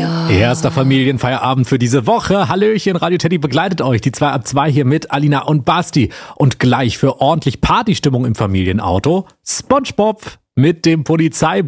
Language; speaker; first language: German; native; German